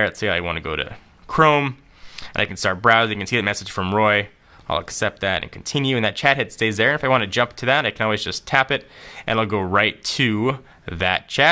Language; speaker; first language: English; native; English